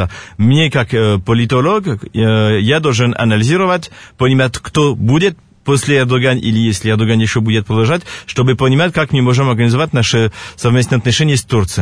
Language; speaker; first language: Russian; non-native, fluent; French